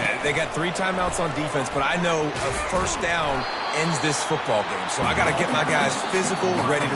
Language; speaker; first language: English; native; English